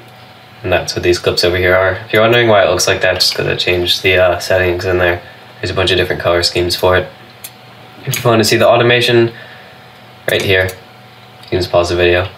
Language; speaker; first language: English; native; English